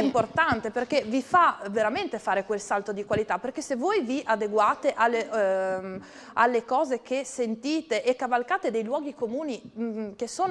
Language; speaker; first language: Italian; native; Italian